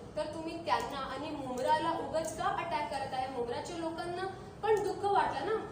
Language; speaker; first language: Marathi; non-native, local second language; Urdu